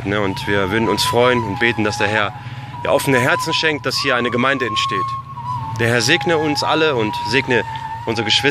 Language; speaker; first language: German; native; German